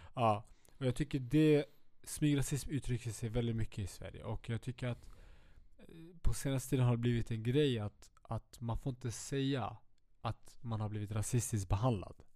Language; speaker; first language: Swedish; early bilingual, other home language; Kurdish